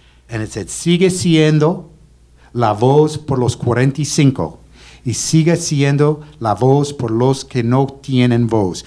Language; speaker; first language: Spanish; non-native, fluent; English